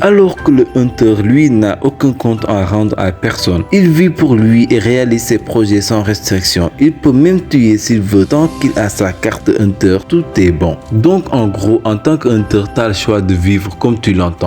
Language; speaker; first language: French; native; French